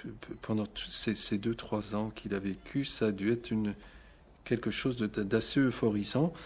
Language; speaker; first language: French; native; French